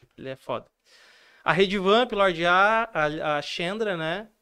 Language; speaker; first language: Portuguese; native; Portuguese